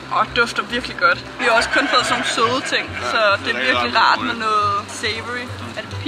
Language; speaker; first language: Danish; native; Danish